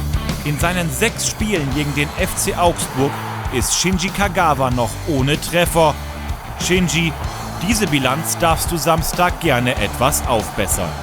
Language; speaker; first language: German; native; German